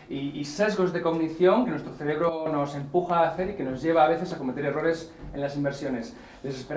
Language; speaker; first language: Spanish; native; Spanish